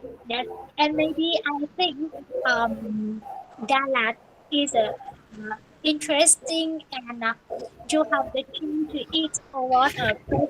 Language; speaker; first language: English; non-native, learner; Vietnamese